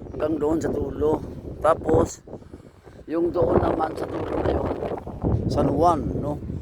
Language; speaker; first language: Filipino; non-native, local second language; Hiligaynon